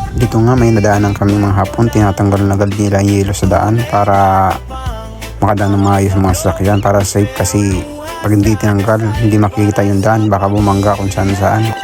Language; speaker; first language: Filipino; non-native, local second language; Bikol